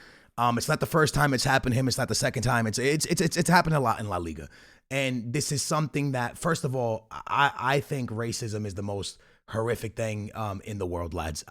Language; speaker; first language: English; native; English